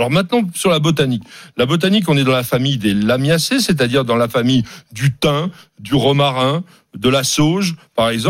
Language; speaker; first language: French; native; French